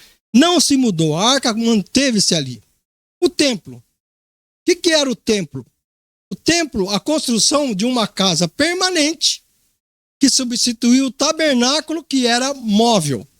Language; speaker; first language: Portuguese; native; Portuguese